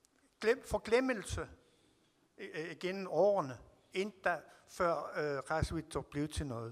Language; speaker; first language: Danish; non-native, local second language; Kalaallisut